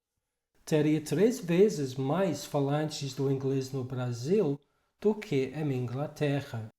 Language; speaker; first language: Portuguese; non-native, fluent; English